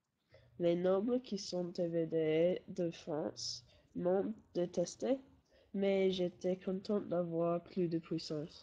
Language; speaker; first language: French; non-native, learner; English